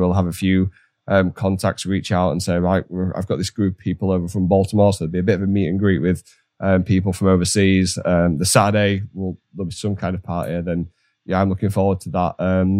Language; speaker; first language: English; native; English